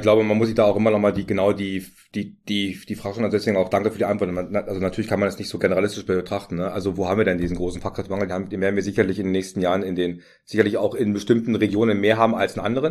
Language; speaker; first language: German; native; German